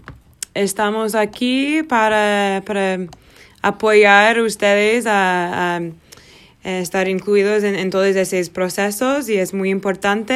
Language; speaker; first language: Spanish; non-native, learner; Portuguese